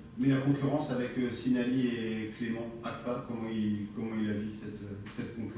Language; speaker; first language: French; native; French